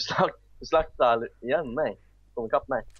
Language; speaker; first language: Swedish; native; Swedish